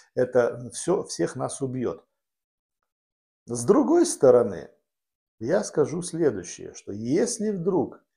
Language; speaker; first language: Russian; native; Russian